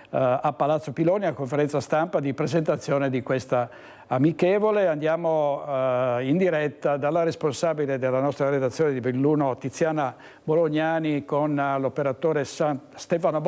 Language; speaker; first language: Italian; native; Italian